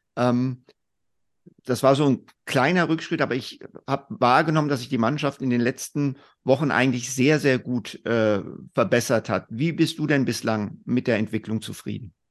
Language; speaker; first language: German; native; German